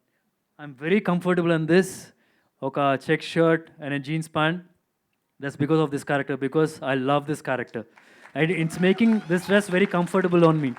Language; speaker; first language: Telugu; native; Telugu